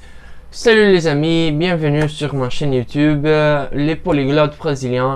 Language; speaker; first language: French; non-native, learner; Portuguese